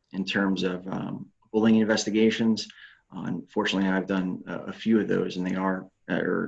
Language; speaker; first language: English; native; English